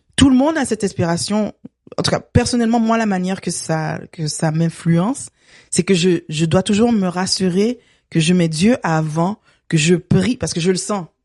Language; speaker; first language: French; early bilingual, other home language; Haitian Creole